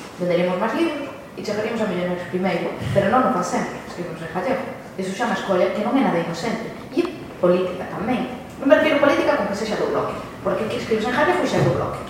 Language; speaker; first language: Galician; native; Galician